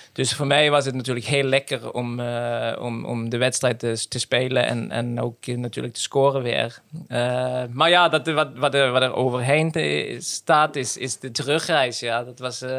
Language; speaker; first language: Dutch; non-native, fluent; Norwegian